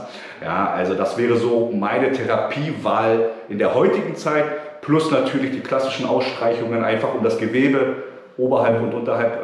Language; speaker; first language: German; native; German